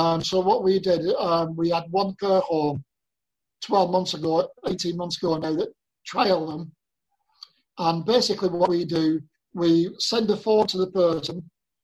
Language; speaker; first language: English; native; English